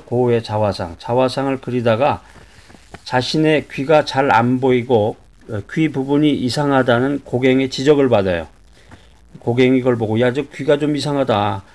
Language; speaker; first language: Korean; native; Korean